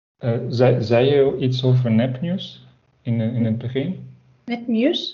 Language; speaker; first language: Dutch; non-native, learner; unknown